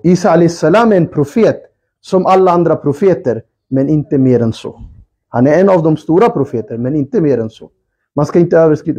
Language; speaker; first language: Swedish; early bilingual, other home language; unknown